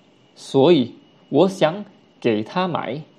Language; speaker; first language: Chinese; non-native, fluent; Indonesian